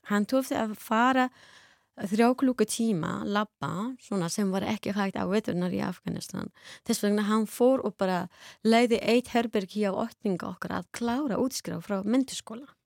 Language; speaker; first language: Icelandic; non-native, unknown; Persian